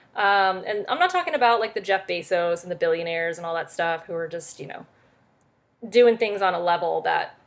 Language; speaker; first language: English; early bilingual, other home language; French